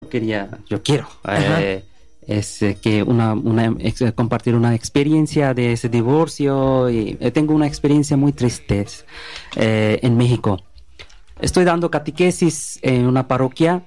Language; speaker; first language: Spanish; non-native, learner; Bangla